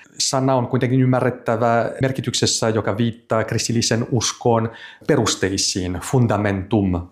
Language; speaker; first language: Finnish; non-native, fluent; French